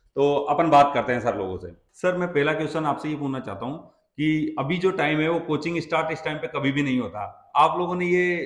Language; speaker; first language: Hindi; native; Hindi